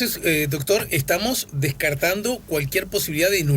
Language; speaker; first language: Spanish; native; Spanish